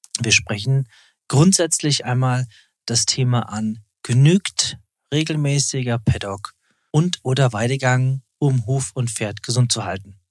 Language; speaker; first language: German; native; German